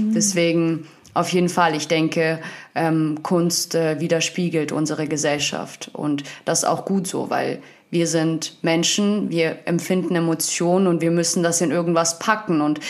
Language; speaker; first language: German; non-native, fluent; Ukrainian